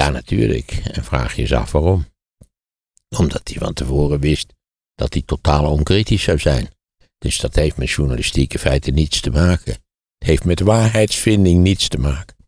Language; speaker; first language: Dutch; native; Dutch